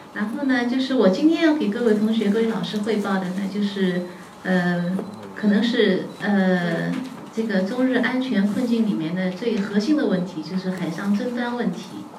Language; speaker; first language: Chinese; native; Chinese